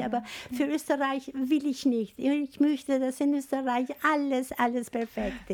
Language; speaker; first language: German; non-native, fluent; Albanian